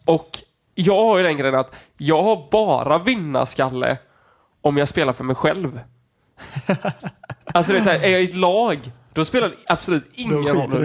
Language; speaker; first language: Swedish; native; Swedish